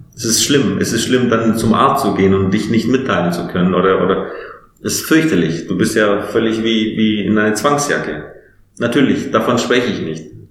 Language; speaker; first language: German; non-native, fluent; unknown